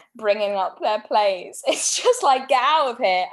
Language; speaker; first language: English; native; English